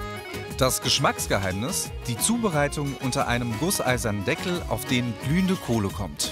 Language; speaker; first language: German; early bilingual, other home language; Croatian